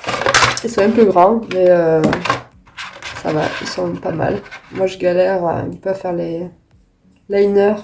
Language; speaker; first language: French; native; French